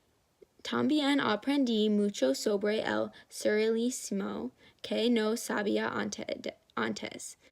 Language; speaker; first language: Spanish; non-native, learner; English